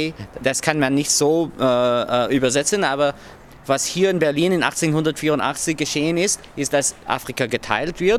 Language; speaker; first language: German; non-native, fluent; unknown